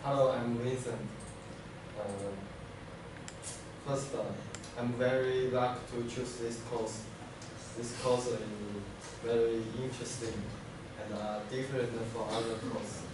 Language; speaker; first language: English; non-native, learner; Cantonese